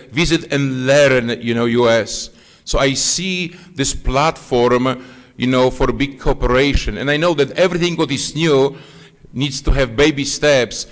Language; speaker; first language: English; non-native, fluent; Polish